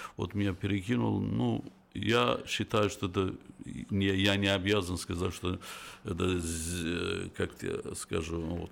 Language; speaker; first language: Russian; non-native, local second language; Azerbaijani